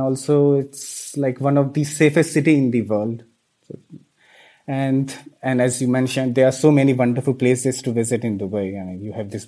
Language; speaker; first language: English; non-native, local second language; Hindi